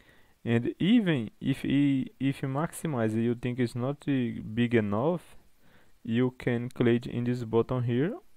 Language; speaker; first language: English; non-native, fluent; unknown